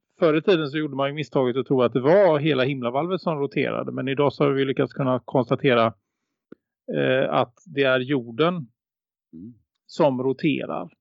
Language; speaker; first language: Swedish; native; Swedish